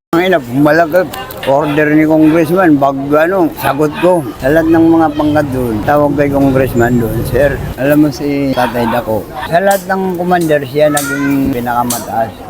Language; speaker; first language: Filipino; non-native, local second language; Waray